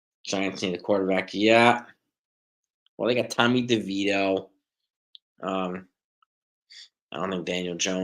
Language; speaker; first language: English; native; English